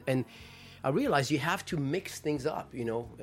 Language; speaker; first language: English; non-native, fluent; French